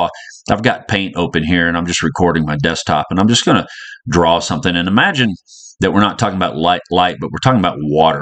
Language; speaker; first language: English; native; English